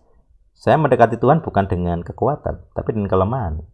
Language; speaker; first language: Indonesian; native; Indonesian